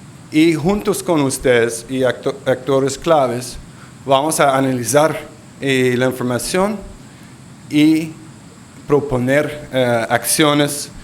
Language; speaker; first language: Spanish; non-native, local second language; English